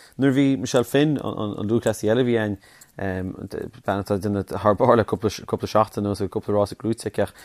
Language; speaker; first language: Irish; native; Irish